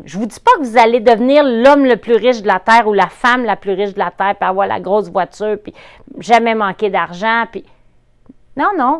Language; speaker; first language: French; native; French